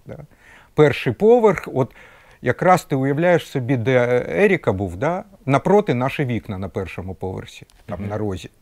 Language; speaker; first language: Ukrainian; non-native, local second language; Russian